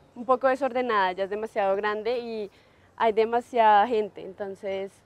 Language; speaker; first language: Spanish; native; Spanish